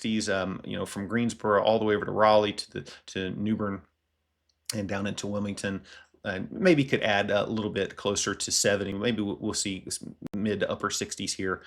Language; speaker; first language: English; native; English